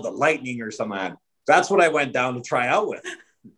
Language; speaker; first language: English; native; English